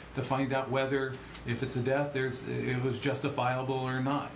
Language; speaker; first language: English; native; English